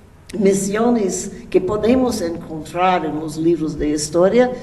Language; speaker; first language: Spanish; non-native, fluent; English